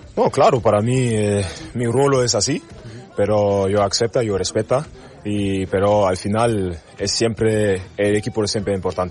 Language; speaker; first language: Spanish; non-native, learner; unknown